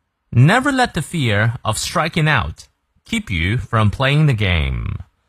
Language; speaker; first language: English; non-native, fluent; Chinese